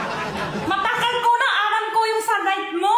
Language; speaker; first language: Filipino; non-native, learner; Chinese